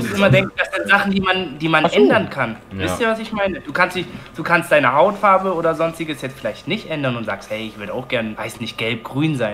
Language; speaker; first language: German; native; German